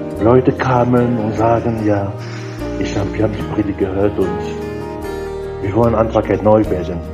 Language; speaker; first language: German; non-native, learner; French